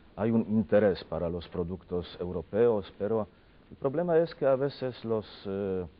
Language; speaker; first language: Spanish; non-native, fluent; Polish